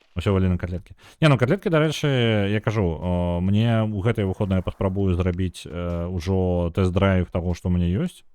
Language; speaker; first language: Belarusian; non-native, local second language; Russian